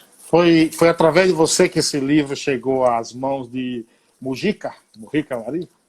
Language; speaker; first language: Portuguese; native; Portuguese